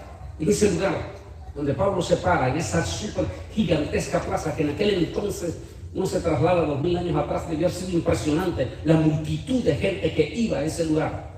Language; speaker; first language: Spanish; native; Spanish